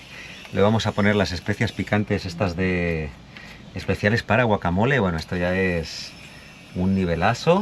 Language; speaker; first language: Spanish; native; Spanish